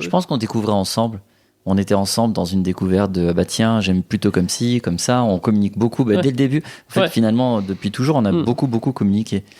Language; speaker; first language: French; native; French